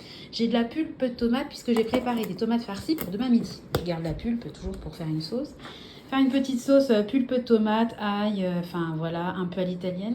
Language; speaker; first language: French; native; French